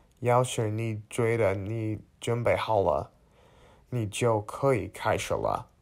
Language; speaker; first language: Chinese; non-native, learner; English